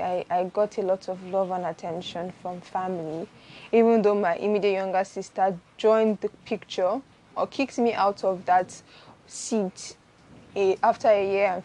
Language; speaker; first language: English; non-native, local second language; Igbo